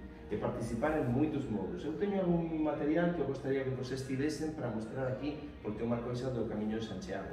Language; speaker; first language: Portuguese; non-native, fluent; Spanish